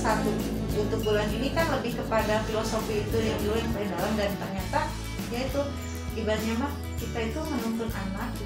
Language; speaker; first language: Indonesian; non-native, local second language; Sundanese